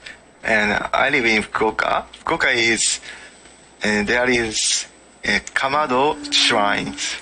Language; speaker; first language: English; non-native, learner; Japanese